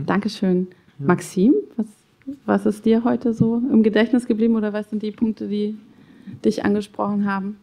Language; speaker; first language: German; native; German